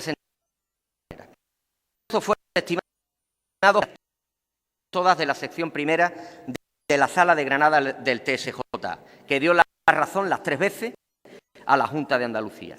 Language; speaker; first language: Spanish; native; Spanish